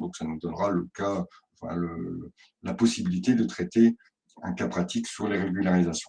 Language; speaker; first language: French; native; French